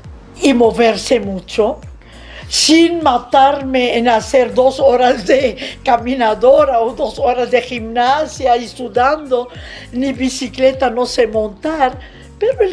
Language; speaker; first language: Spanish; non-native, fluent; Arabic